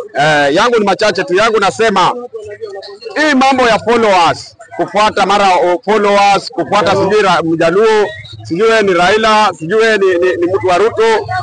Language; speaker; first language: Swahili; non-native, local second language; Luo (Kenya and Tanzania)